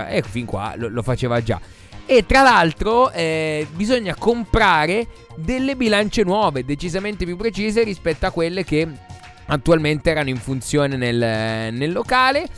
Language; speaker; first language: Italian; native; Italian